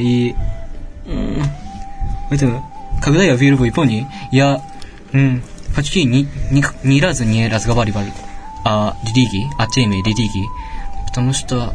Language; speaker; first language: Russian; non-native, learner; Japanese